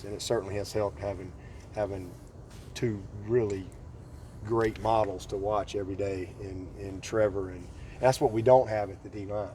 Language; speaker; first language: English; native; English